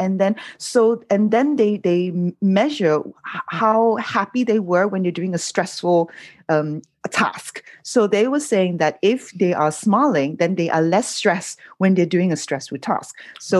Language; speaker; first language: English; non-native, local second language; Cantonese